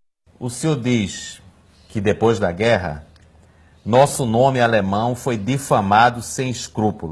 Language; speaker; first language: Portuguese; native; Portuguese